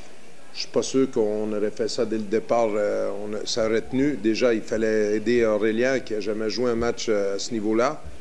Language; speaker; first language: French; native; French